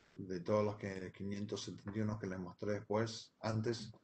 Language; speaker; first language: Spanish; native; Spanish